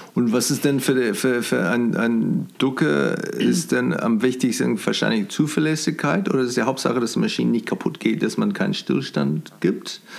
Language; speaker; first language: German; non-native, fluent; English